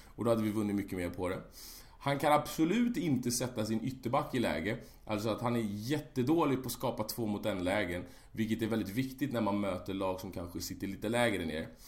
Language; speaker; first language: Swedish; native; Swedish